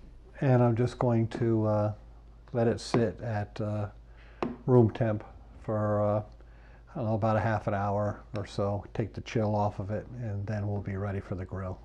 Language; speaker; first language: English; native; English